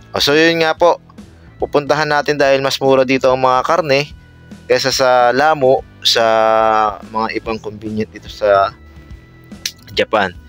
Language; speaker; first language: Filipino; native; Filipino